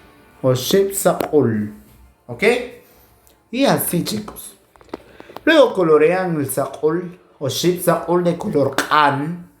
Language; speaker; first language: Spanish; non-native, local second language; Kʼicheʼ